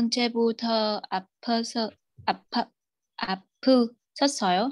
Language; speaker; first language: Korean; non-native, learner; Vietnamese